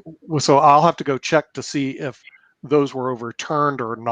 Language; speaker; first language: English; native; English